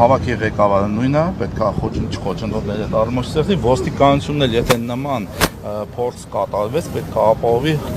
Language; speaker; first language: Armenian; native; Armenian